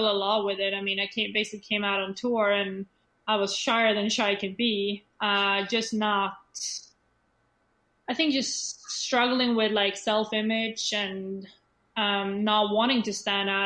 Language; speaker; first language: English; non-native, fluent; Swedish